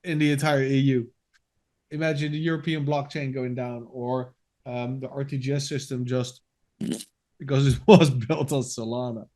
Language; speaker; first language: English; non-native, fluent; Dutch